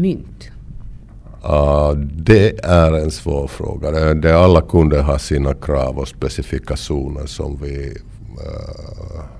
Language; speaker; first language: Swedish; non-native, local second language; Finnish